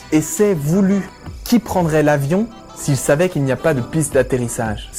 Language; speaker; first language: French; native; French